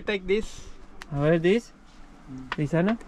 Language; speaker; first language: English; non-native, learner; Spanish